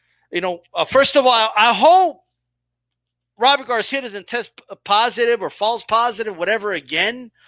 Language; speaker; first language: English; early bilingual, other home language; Spanish